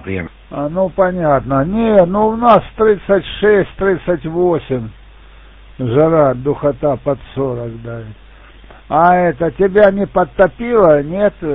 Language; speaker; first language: Russian; native; Russian